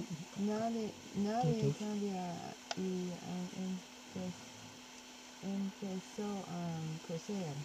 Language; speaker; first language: Spanish; non-native, learner; English